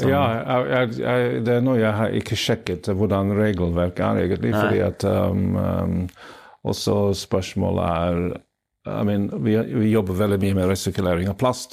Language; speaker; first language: Norwegian; non-native, fluent; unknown